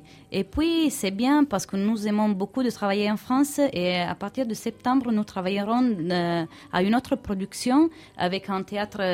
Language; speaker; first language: French; non-native, fluent; Italian